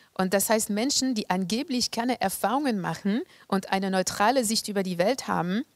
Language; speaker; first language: German; non-native, fluent; French